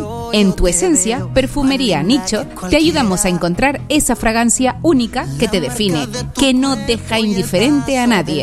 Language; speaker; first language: Spanish; native; Spanish